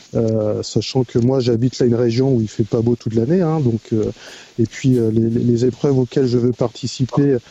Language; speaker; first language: French; native; French